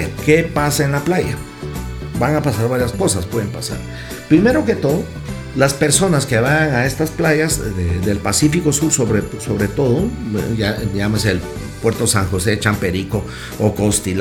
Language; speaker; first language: Spanish; native; Spanish